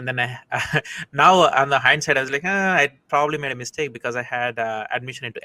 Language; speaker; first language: English; non-native, local second language; Telugu